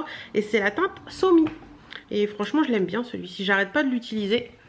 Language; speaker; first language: French; native; French